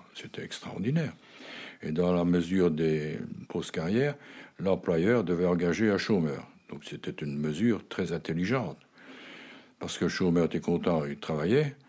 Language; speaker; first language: French; native; French